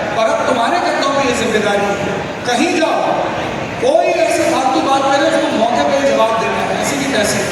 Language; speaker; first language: Hindi; non-native, local second language; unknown